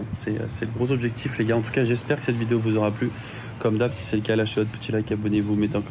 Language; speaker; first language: French; native; French